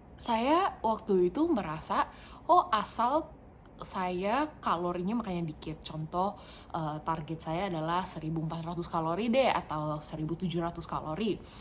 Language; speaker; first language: Indonesian; non-native, fluent; English